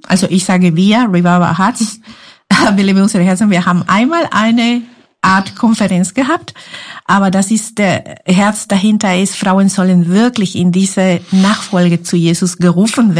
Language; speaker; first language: German; non-native, fluent; Spanish